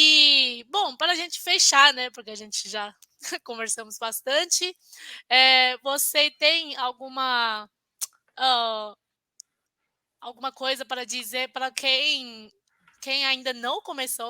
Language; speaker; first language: Portuguese; non-native, fluent; Chinese